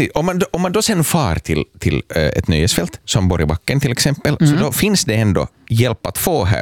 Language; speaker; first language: Swedish; native; Swedish